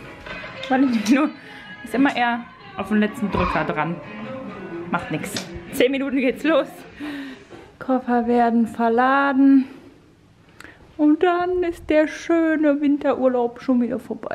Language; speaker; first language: German; native; German